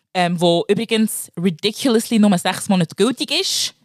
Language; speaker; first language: German; early bilingual, other home language; Lingala